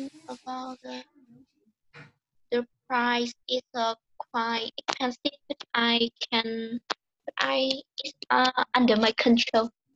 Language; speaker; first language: English; non-native, learner; Vietnamese